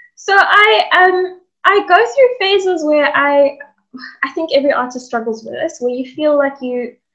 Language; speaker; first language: English; native; English